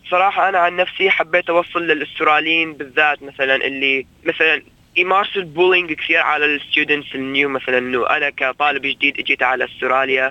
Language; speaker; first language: Arabic; native; Arabic